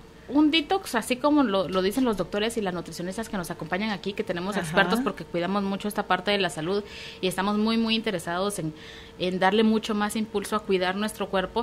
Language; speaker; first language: Spanish; native; Spanish